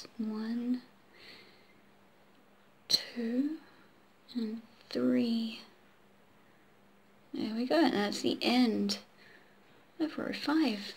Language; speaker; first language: English; native; English